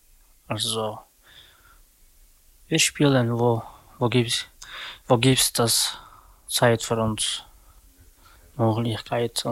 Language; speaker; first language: German; non-native, learner; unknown